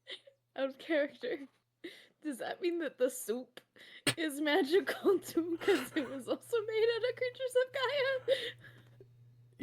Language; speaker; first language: English; native; English